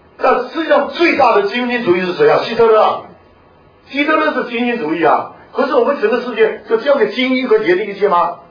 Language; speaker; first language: Chinese; non-native, local second language; Hakka Chinese